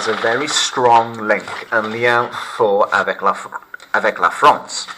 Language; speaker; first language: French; non-native, fluent; English